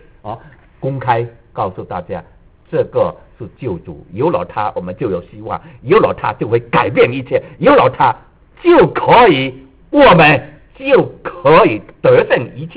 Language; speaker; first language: Chinese; native; Chinese